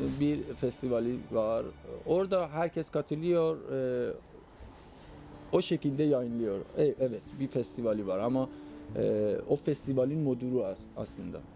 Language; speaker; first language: Turkish; non-native, fluent; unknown